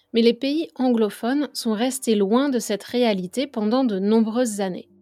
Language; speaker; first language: French; native; French